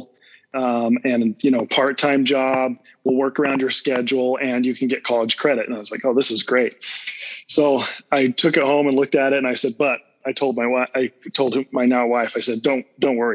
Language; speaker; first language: English; native; English